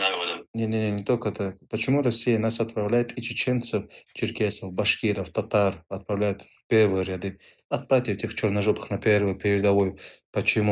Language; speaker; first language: Russian; non-native, local second language; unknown